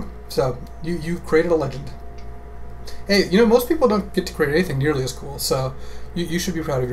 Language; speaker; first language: English; native; English